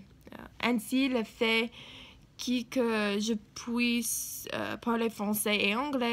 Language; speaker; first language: French; non-native, learner; English